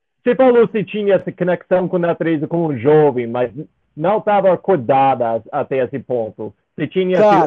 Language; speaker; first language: Portuguese; non-native, fluent; English